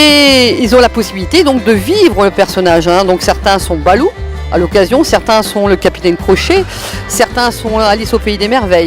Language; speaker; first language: French; native; French